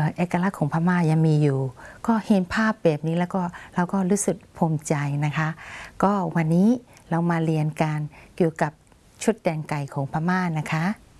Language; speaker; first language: Thai; non-native, fluent; Burmese